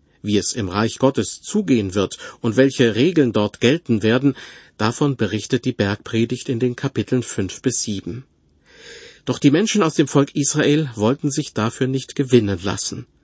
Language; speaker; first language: German; native; German